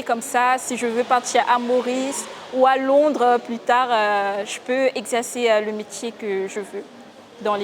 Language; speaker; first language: French; non-native, local second language; Morisyen